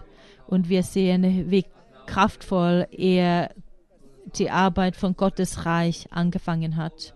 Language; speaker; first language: German; non-native, fluent; Finnish